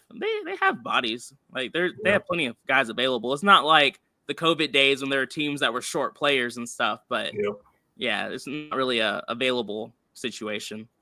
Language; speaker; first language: English; native; English